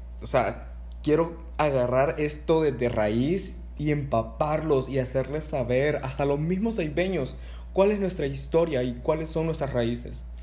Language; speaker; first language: Spanish; non-native, local second language; English